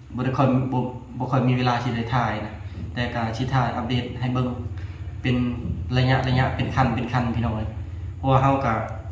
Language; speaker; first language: Lao; non-native, local second language; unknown